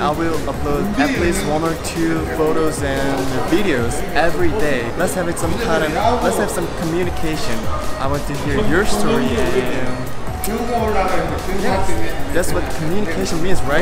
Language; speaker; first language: English; non-native, fluent; Korean